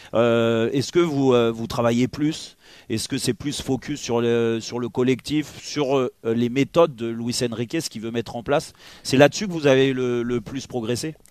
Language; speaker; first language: French; native; French